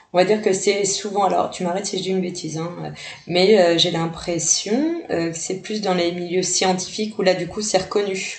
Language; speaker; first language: French; native; French